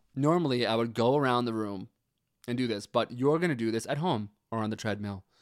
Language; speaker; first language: English; native; English